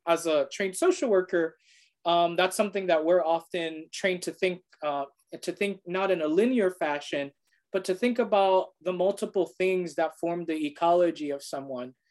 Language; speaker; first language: English; early bilingual, other home language; Spanish